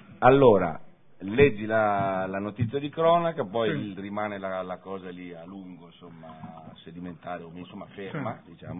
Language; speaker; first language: Italian; native; Italian